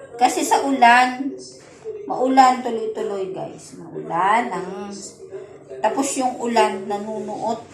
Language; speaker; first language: Filipino; native; Filipino